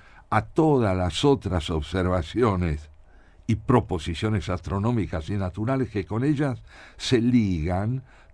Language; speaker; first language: Spanish; native; Spanish